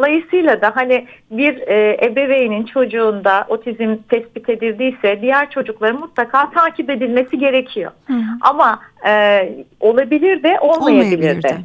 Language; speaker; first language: Turkish; native; Turkish